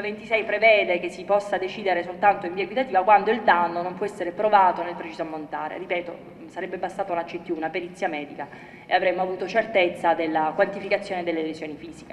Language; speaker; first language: Italian; native; Italian